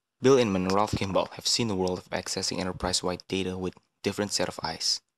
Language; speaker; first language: English; non-native, fluent; Indonesian